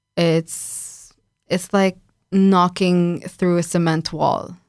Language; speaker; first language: English; non-native, fluent; Arabic